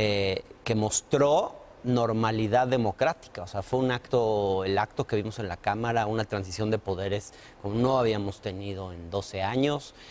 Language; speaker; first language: Spanish; native; Spanish